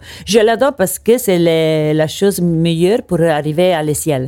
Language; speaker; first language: French; non-native, learner; Italian